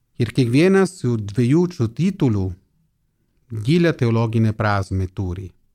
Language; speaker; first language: Lithuanian; non-native, fluent; Italian